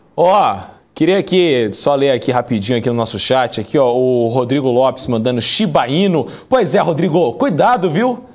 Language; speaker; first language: Portuguese; native; Portuguese